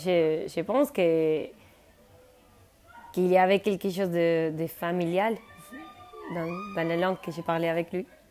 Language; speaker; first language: French; non-native, fluent; Spanish